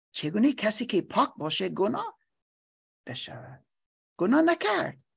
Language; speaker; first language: Persian; non-native, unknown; English